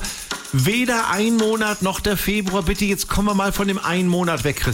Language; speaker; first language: German; native; German